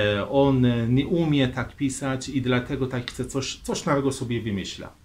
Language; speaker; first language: Polish; non-native, fluent; Persian